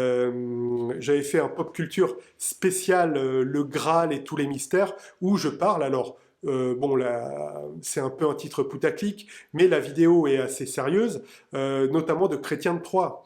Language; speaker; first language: French; native; French